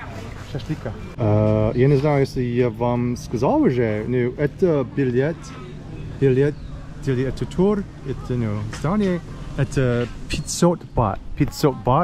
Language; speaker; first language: Russian; non-native, learner; English